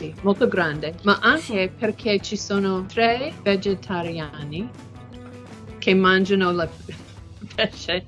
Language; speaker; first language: Italian; non-native, learner; English